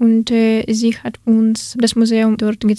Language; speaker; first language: German; non-native, fluent; Ukrainian